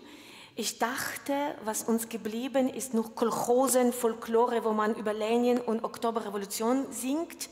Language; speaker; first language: German; non-native, fluent; Ukrainian